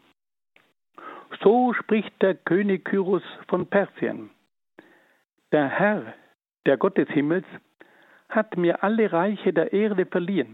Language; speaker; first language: German; native; German